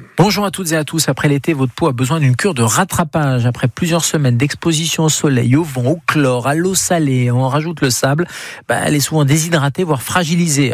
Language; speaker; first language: French; native; French